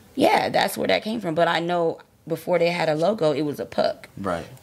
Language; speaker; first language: English; native; English